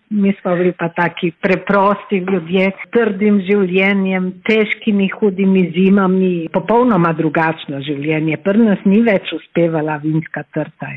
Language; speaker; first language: Slovenian; native; Slovenian